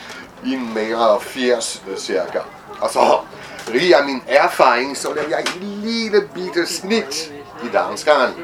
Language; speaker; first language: Danish; non-native, fluent; French